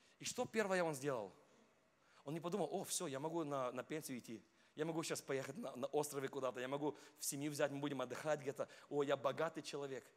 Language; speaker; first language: Russian; non-native, fluent; English